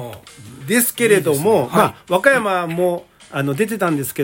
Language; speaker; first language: Japanese; native; Japanese